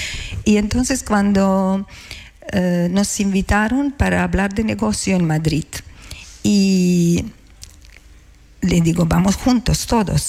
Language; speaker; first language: Spanish; non-native, fluent; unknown